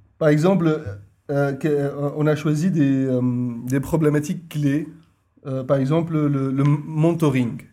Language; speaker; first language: French; non-native, local second language; Arabic